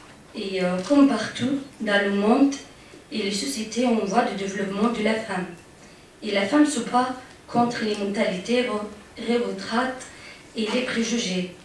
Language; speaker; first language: French; non-native, fluent; Arabic